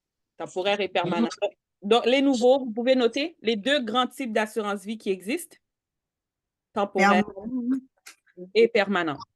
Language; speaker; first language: French; native; French